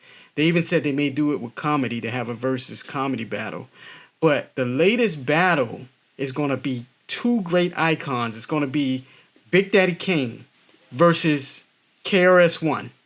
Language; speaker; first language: English; native; English